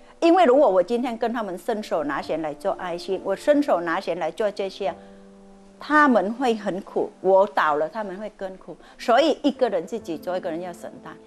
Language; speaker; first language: Chinese; non-native, fluent; Vietnamese